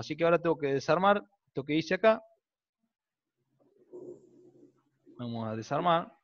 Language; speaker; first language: Spanish; native; Spanish